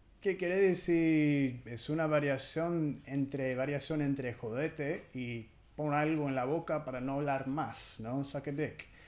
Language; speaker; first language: Spanish; non-native, fluent; English